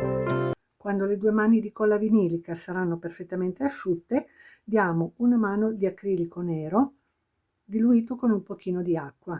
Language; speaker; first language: Italian; native; Italian